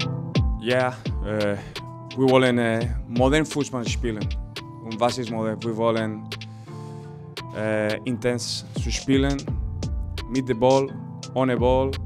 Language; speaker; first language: German; non-native, learner; Spanish